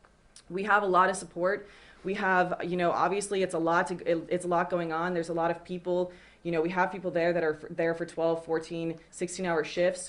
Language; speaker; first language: English; native; English